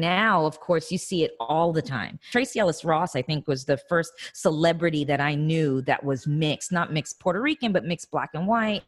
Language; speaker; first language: English; native; English